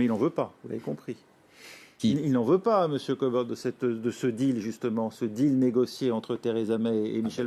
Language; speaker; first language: French; native; French